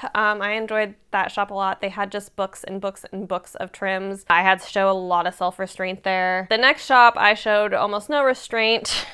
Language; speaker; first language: English; native; English